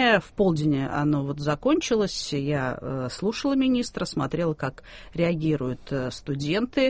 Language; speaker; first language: Russian; native; Russian